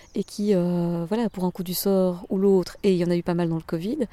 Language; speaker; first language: French; native; French